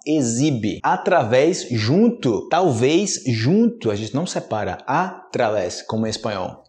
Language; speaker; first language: Portuguese; native; Portuguese